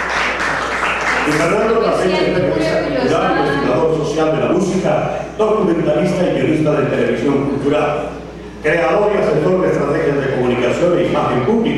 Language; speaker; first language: Spanish; native; Spanish